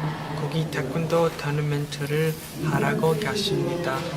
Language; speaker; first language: Korean; early bilingual, heritage; English